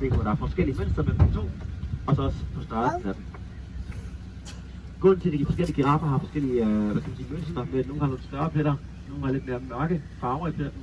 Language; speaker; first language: Danish; native; Danish